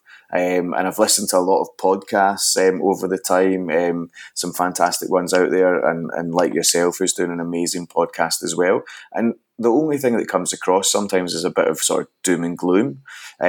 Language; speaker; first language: English; native; English